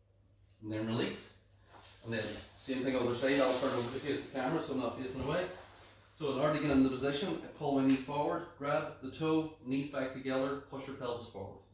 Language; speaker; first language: English; native; English